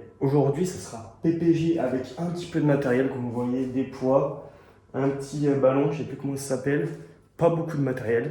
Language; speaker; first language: French; native; French